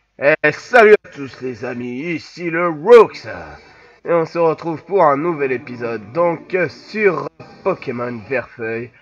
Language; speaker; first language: French; native; French